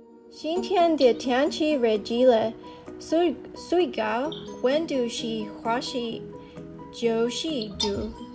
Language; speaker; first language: Chinese; non-native, learner; English